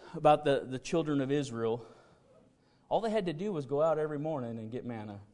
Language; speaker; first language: English; native; English